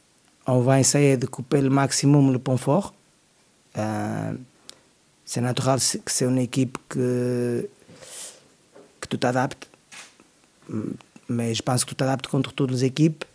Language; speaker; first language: French; non-native, learner; Portuguese